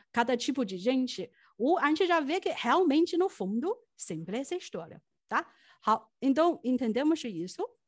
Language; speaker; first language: Portuguese; non-native, fluent; Chinese